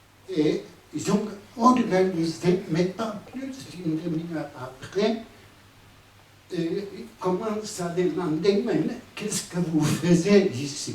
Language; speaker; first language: French; non-native, fluent; Spanish